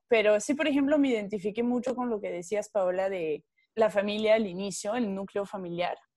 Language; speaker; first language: Spanish; non-native, fluent; French